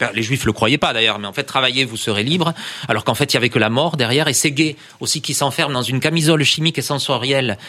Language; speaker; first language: French; native; French